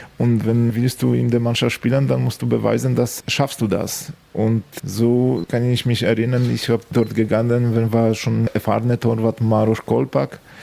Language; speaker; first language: German; non-native, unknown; Polish